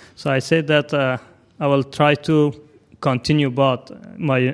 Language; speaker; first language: English; non-native, fluent; Persian